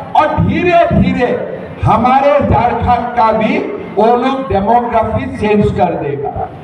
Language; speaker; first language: Hindi; non-native, local second language; Assamese